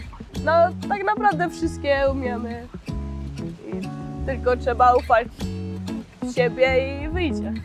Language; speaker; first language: Polish; early bilingual, heritage; Polish